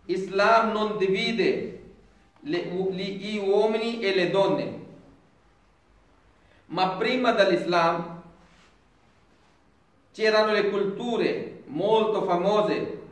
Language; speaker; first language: Italian; non-native, fluent; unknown